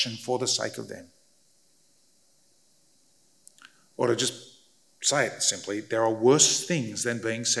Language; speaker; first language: English; native; English